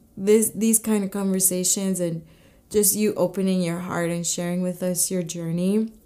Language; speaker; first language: English; native; English